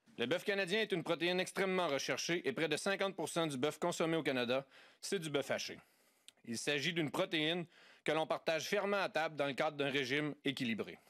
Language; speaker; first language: French; native; French